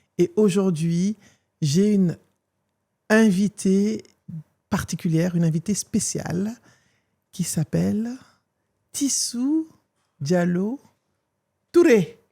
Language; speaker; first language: French; non-native, local second language; Wolof